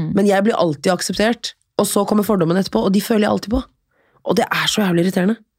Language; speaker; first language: Norwegian; early bilingual, other home language; Serbian